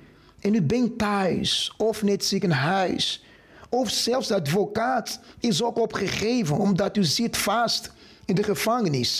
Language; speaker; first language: Dutch; non-native, fluent; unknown